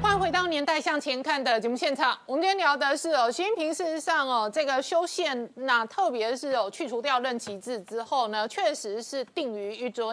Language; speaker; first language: Chinese; native; Chinese